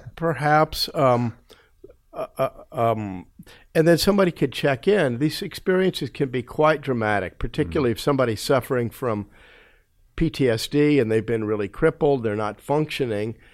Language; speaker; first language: English; native; English